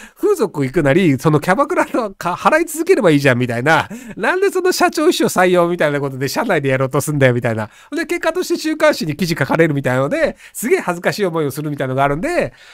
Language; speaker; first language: Japanese; native; Japanese